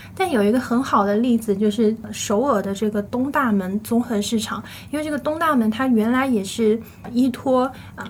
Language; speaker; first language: Chinese; native; Chinese